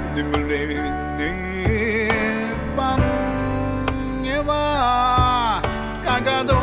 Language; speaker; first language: Japanese; native; Japanese